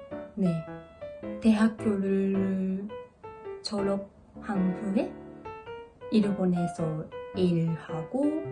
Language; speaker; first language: Korean; non-native, learner; Japanese